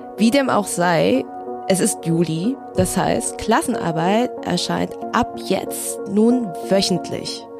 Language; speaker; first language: German; early bilingual, other home language; Vietnamese